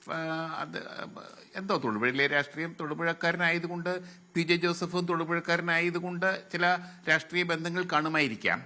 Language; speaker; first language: Malayalam; native; Malayalam